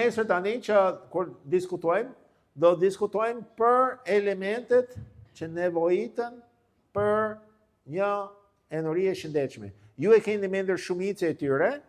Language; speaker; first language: Albanian; non-native, fluent; English